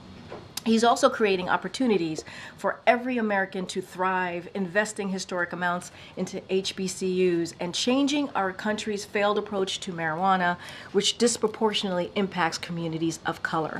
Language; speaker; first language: English; native; English